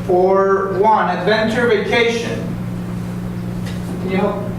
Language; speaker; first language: English; non-native, fluent; Spanish